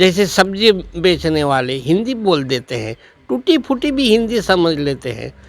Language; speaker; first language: Hindi; non-native, local second language; Marathi